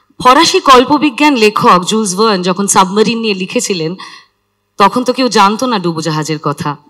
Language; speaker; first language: Bangla; native; Bangla